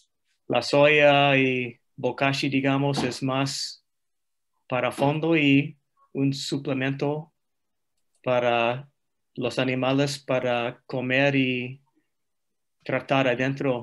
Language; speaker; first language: Spanish; non-native, fluent; English